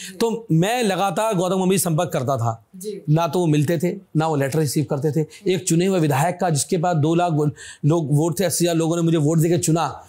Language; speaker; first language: Hindi; native; Hindi